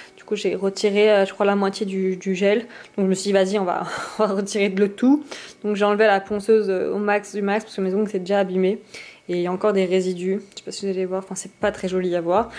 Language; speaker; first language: French; native; French